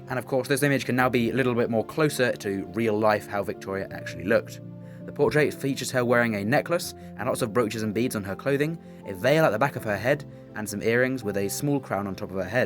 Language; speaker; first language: English; native; English